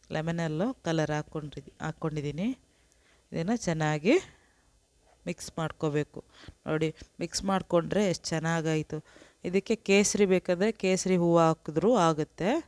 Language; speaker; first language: Kannada; non-native, local second language; Urdu